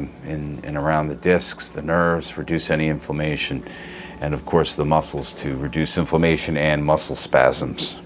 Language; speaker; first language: English; native; English